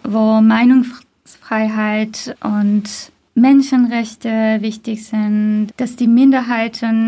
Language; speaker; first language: German; non-native, fluent; Persian